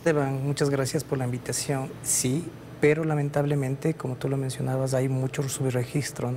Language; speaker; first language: Spanish; native; Spanish